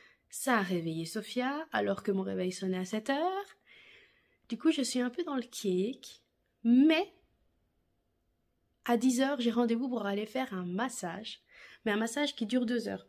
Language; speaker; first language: French; native; French